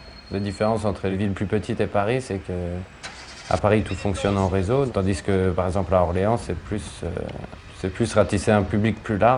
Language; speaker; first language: French; native; French